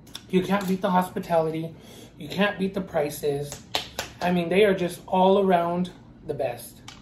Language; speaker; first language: English; early bilingual, other home language; Spanish